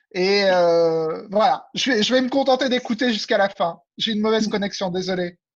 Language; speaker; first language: French; native; French